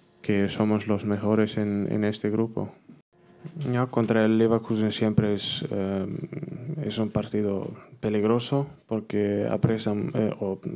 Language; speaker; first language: Spanish; non-native, fluent; German